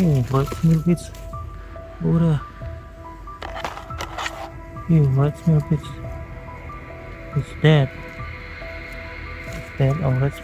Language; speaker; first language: English; non-native, learner; Khmer